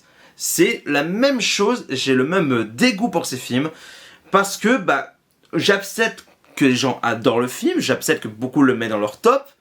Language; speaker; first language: French; native; French